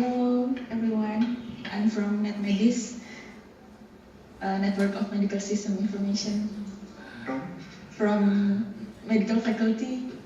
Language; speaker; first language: English; non-native, learner; Indonesian